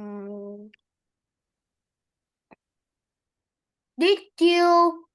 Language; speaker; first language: English; non-native, learner; Vietnamese